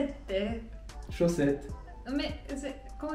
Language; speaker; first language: French; non-native, learner; Finnish